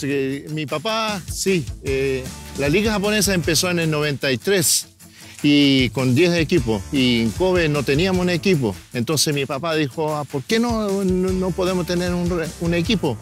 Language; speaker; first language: Spanish; early bilingual, heritage; Spanish